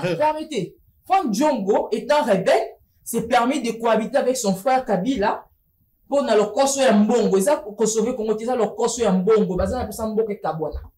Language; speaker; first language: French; non-native, local second language; Lingala